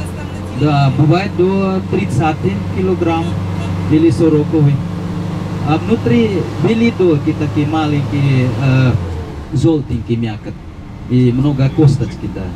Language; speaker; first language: Russian; non-native, fluent; Indonesian